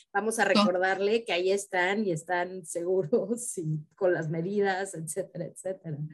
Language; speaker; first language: Spanish; native; Spanish